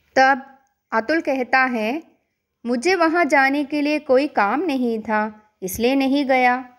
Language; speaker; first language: Hindi; non-native, local second language; Malayalam